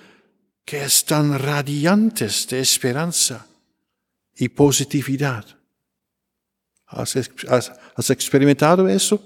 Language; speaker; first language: Spanish; non-native, fluent; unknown